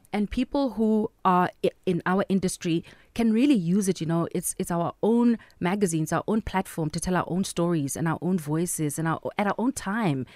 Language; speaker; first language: English; non-native, local second language; Southern Sotho